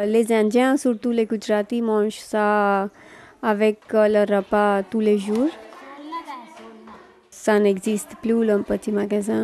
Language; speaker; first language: French; non-native, fluent; Gujarati